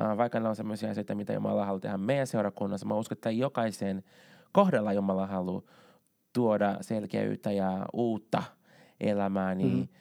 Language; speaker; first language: Finnish; non-native, fluent; Portuguese